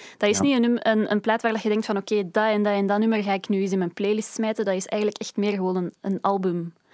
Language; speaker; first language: Dutch; native; Dutch